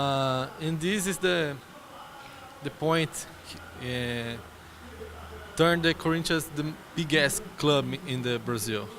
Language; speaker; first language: English; non-native, learner; Portuguese